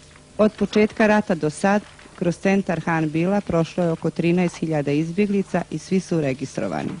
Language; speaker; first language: Bosnian; native; Bosnian